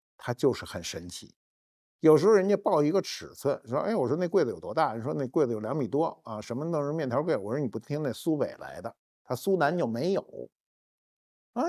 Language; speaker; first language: Chinese; native; Chinese